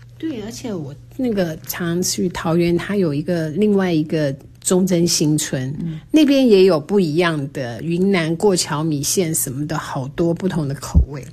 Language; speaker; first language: Chinese; native; Chinese